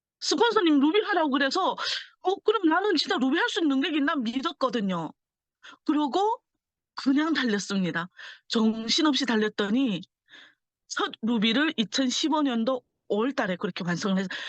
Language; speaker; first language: Korean; early bilingual, heritage; Korean